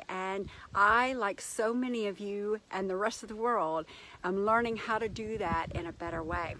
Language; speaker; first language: English; native; English